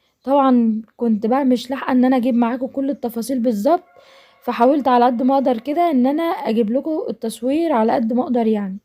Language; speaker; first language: Arabic; native; Arabic